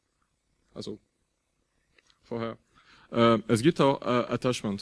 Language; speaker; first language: German; non-native, fluent; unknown